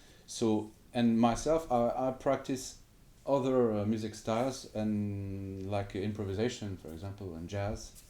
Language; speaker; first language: English; non-native, fluent; French